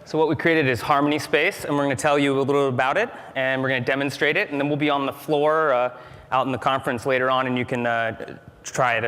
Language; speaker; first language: English; native; English